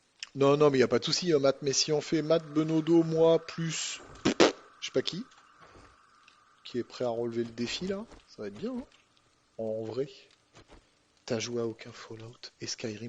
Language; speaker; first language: French; native; French